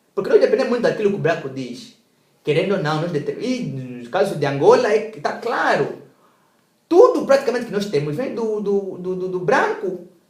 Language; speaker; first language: Portuguese; native; Portuguese